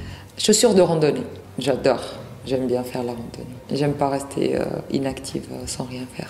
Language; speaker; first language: French; non-native, local second language; Arabic